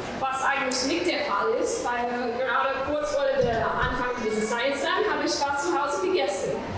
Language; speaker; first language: German; non-native, fluent; English